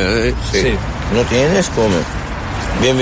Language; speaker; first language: Spanish; non-native, learner; Arabic